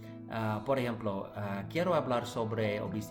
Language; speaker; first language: Spanish; non-native, fluent; English